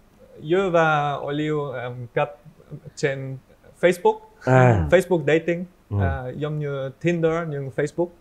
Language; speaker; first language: Vietnamese; non-native, learner; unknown